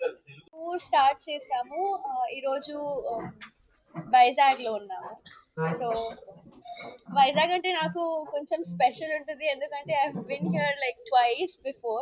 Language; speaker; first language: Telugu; non-native, learner; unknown